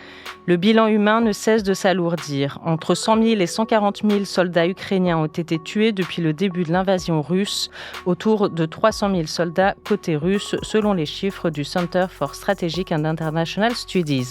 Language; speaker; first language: French; native; French